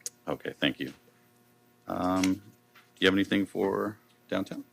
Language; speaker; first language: English; native; English